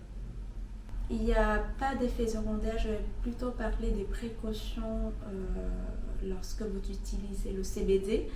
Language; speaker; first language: French; non-native, fluent; Vietnamese